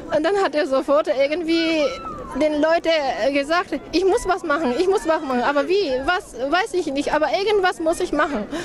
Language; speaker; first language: German; non-native, learner; Japanese